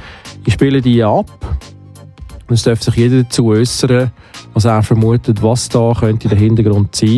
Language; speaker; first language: German; native; German